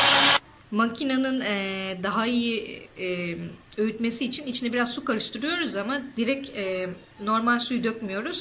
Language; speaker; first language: Turkish; native; Turkish